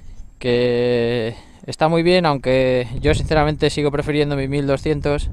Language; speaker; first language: Spanish; native; Spanish